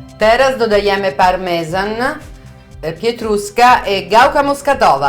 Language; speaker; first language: Polish; non-native, learner; Italian